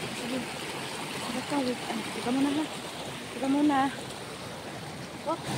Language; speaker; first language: Filipino; non-native, local second language; Cebuano